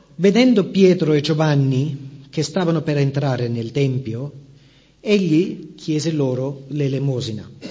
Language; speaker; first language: Italian; non-native, fluent; Spanish